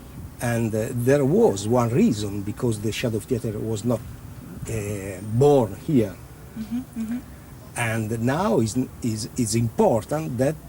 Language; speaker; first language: English; non-native, learner; Italian